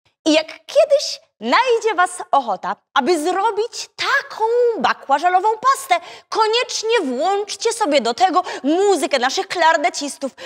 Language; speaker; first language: Polish; native; Polish